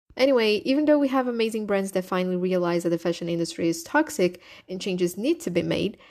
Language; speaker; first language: English; non-native, fluent; Portuguese